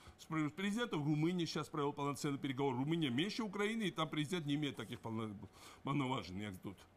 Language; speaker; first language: Russian; non-native, local second language; Georgian